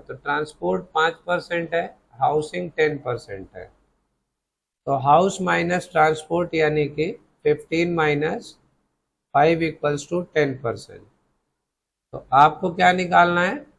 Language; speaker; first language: Hindi; native; Hindi